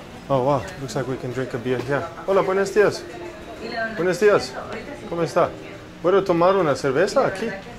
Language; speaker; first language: Spanish; non-native, learner; English